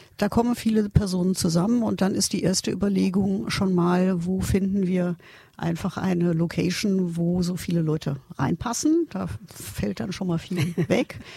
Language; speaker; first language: German; native; German